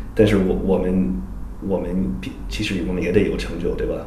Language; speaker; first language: Chinese; non-native, fluent; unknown